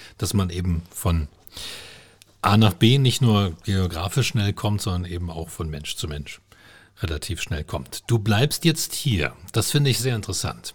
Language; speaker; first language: German; native; German